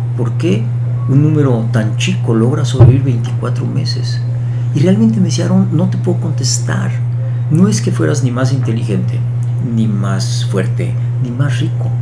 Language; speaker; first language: Spanish; early bilingual, other home language; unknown